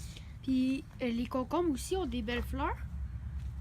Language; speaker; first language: French; native; French